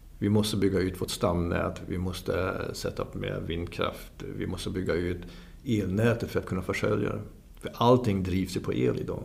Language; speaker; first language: Swedish; non-native, fluent; German